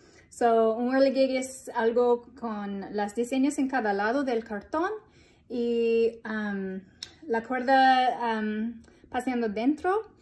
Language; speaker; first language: Spanish; non-native, fluent; English